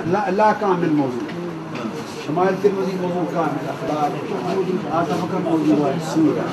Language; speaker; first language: Arabic; non-native, learner; Urdu